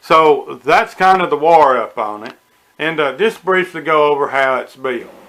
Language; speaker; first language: English; native; English